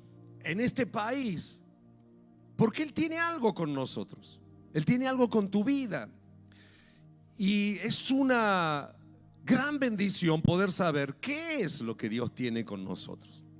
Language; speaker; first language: Spanish; native; Spanish